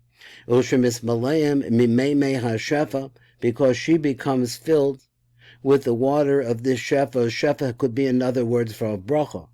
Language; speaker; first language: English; native; English